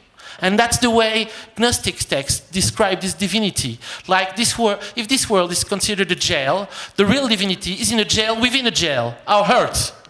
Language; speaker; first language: English; non-native, fluent; French